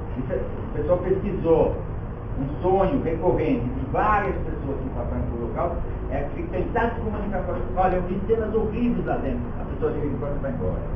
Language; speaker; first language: Portuguese; early bilingual, other home language; Yiddish